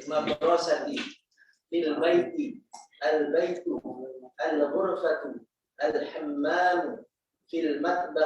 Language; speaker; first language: Arabic; non-native, learner; Indonesian